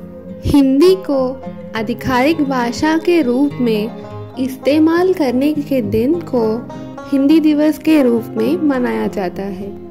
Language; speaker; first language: Hindi; non-native, local second language; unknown